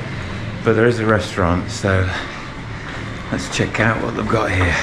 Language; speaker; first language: English; native; English